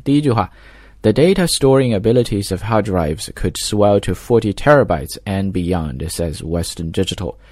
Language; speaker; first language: English; non-native, fluent; Chinese